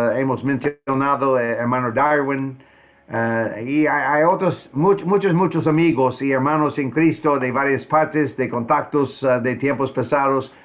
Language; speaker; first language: Spanish; non-native, fluent; English